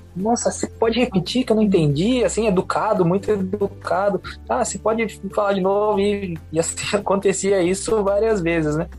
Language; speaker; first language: Portuguese; native; Portuguese